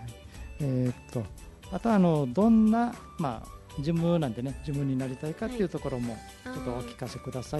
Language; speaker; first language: Japanese; native; Japanese